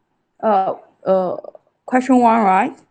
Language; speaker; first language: English; non-native, learner; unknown